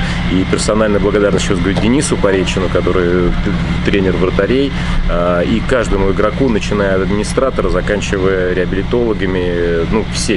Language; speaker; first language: Russian; native; Russian